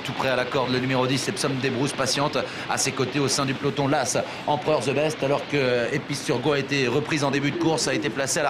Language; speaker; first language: French; native; French